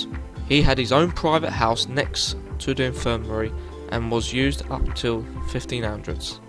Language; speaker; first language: English; non-native, fluent; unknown